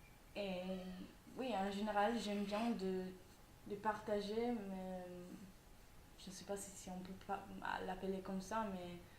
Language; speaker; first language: French; non-native, fluent; Italian